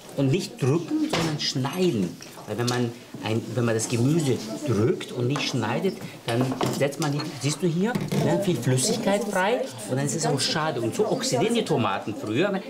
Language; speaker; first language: German; early bilingual, other home language; Turkish